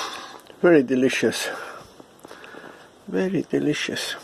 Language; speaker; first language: English; non-native, learner; Thai